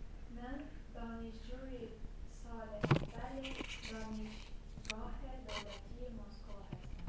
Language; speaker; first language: Persian; non-native, learner; Russian